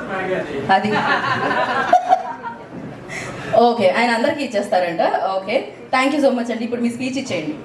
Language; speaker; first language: Telugu; native; Telugu